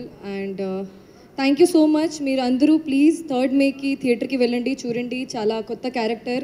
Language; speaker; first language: Telugu; non-native, learner; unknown